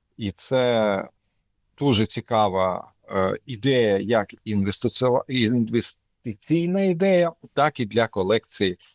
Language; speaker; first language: Ukrainian; non-native, local second language; Russian